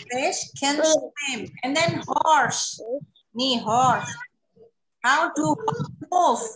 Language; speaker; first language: English; non-native, fluent; Indonesian